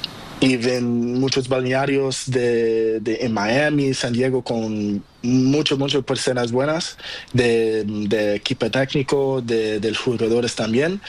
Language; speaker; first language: Spanish; non-native, learner; Portuguese